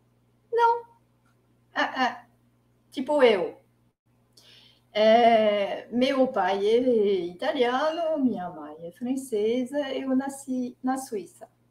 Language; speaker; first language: Portuguese; non-native, fluent; French